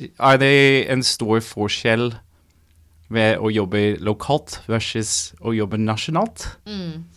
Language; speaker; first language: Norwegian; non-native, fluent; English